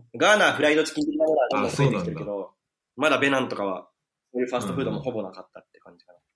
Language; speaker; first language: Japanese; native; Japanese